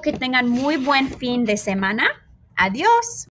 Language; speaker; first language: Spanish; non-native, fluent; English